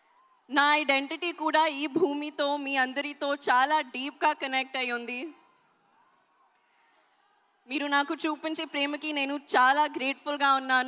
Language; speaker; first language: Telugu; non-native, local second language; Hindi